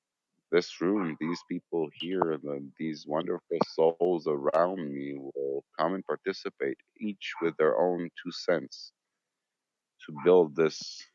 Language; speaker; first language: English; non-native, fluent; Hebrew